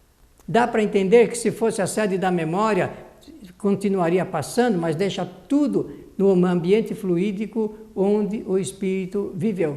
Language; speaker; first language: Portuguese; native; Portuguese